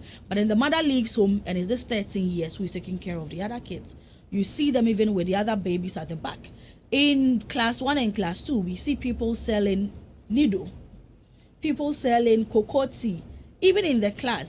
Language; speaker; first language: English; non-native, local second language; Akan